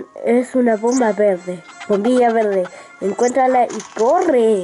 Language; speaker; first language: Spanish; native; Spanish